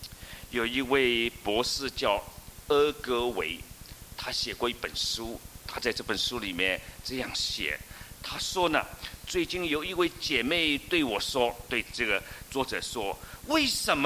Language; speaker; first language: Chinese; native; Chinese